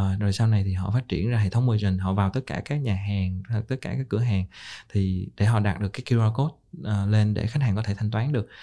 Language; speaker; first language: Vietnamese; native; Vietnamese